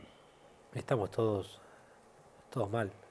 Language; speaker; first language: Spanish; native; Spanish